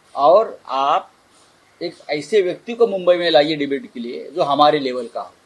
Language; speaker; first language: Hindi; non-native, local second language; Marathi